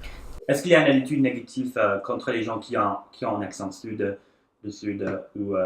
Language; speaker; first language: French; non-native, learner; English